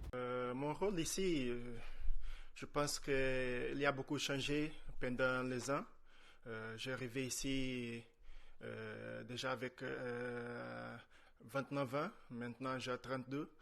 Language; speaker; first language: French; non-native, fluent; Portuguese